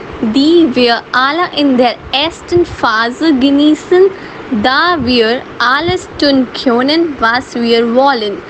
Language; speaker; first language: German; non-native, fluent; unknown